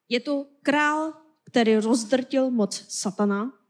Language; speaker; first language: Czech; non-native, fluent; Korean